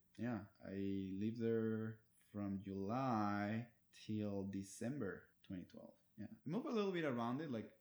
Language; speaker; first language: English; non-native, fluent; Spanish